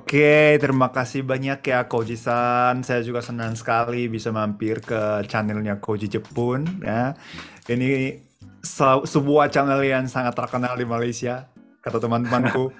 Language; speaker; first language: Indonesian; non-native, fluent; Japanese